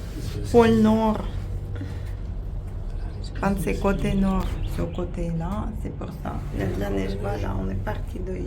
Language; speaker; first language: French; non-native, fluent; Russian